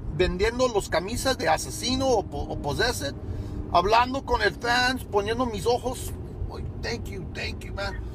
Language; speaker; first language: Spanish; early bilingual, heritage; Spanish